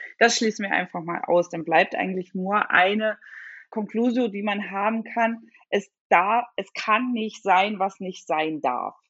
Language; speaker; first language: German; native; German